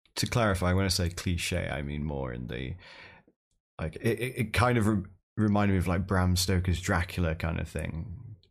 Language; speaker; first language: English; native; English